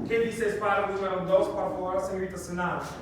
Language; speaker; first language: Spanish; non-native, fluent; English